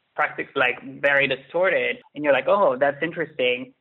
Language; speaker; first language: English; non-native, fluent; Italian